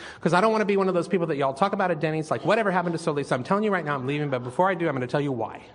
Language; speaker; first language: English; native; English